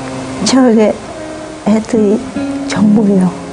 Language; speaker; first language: Korean; non-native, learner; Vietnamese